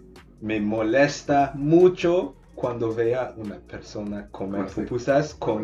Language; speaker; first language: Spanish; non-native, learner; English